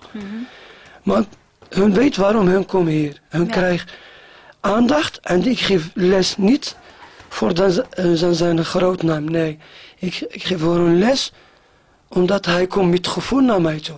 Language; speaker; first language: Dutch; non-native, learner; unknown